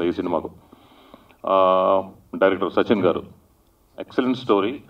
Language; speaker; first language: Telugu; native; Telugu